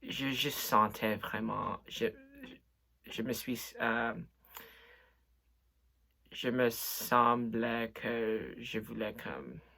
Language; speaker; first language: French; non-native, local second language; English